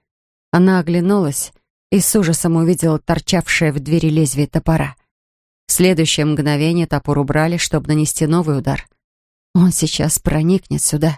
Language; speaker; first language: Russian; native; Russian